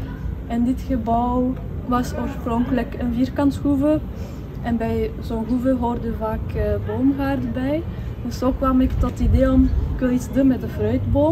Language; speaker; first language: Dutch; non-native, fluent; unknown